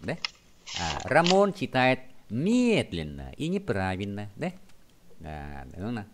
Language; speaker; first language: Russian; non-native, fluent; Vietnamese